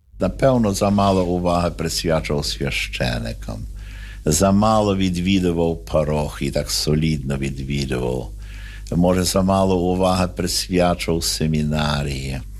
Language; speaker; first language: Ukrainian; early bilingual, heritage; Ukrainian